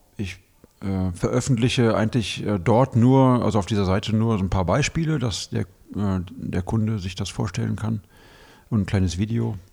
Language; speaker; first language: German; native; German